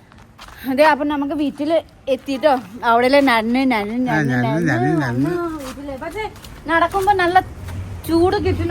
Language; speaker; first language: Malayalam; non-native, learner; Nepali